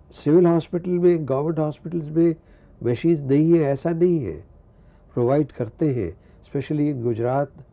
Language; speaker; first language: Hindi; early bilingual, other home language; Punjabi